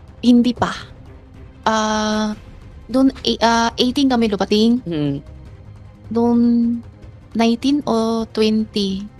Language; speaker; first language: Filipino; non-native, learner; Chinese